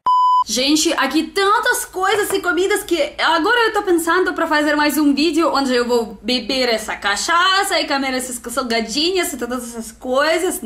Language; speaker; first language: Portuguese; non-native, learner; Russian